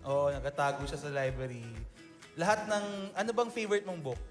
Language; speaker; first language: Filipino; native; Filipino